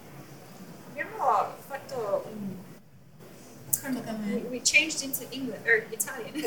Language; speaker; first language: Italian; non-native, learner; English